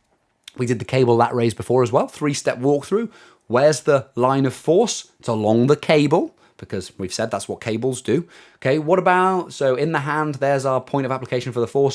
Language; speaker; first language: English; native; English